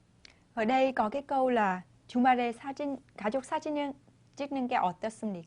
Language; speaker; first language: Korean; non-native, fluent; Vietnamese